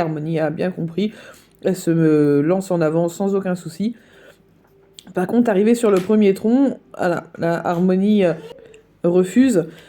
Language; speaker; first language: French; native; French